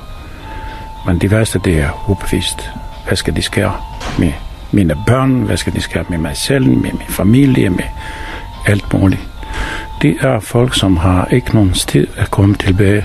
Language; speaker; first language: Danish; non-native, fluent; Bosnian